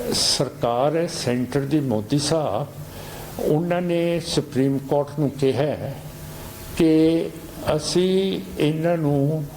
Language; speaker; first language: Hindi; non-native, local second language; Punjabi